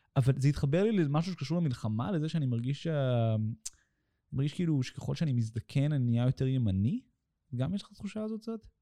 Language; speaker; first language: Hebrew; native; Hebrew